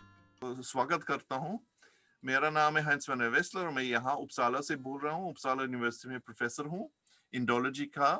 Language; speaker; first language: Hindi; non-native, fluent; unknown